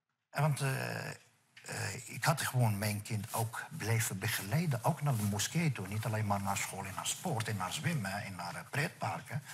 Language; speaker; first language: Dutch; non-native, fluent; Arabic